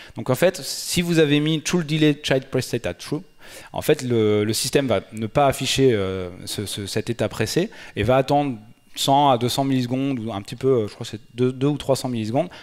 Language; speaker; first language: French; native; French